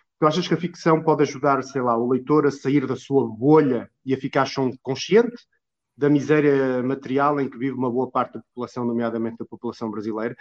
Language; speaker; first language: Portuguese; native; Portuguese